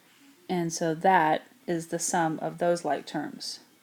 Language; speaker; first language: English; native; English